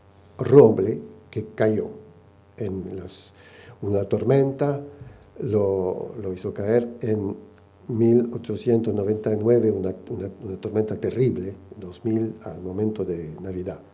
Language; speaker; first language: Spanish; non-native, fluent; French